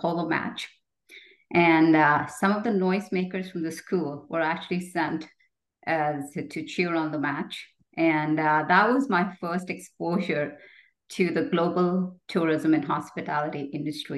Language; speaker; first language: English; non-native, local second language; Hindi